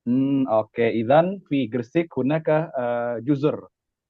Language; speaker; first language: Arabic; non-native, fluent; Indonesian